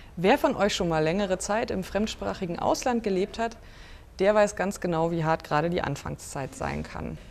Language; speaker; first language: German; native; German